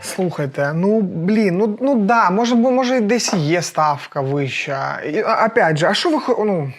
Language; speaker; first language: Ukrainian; non-native, local second language; Russian